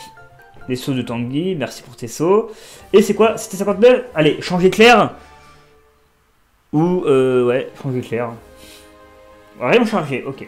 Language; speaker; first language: French; native; French